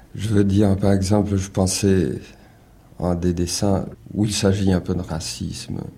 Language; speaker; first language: French; early bilingual, other home language; Spanish